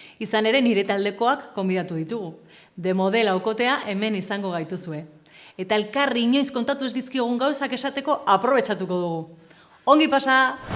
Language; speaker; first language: Basque; non-native, local second language; Spanish